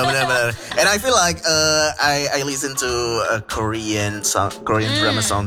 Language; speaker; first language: English; non-native, fluent; Indonesian